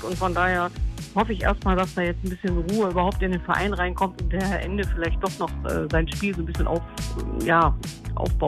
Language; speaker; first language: German; native; German